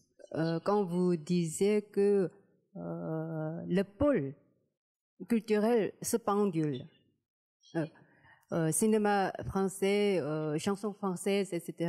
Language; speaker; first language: French; non-native, fluent; Korean